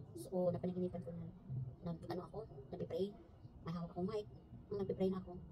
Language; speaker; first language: Filipino; non-native, local second language; Cebuano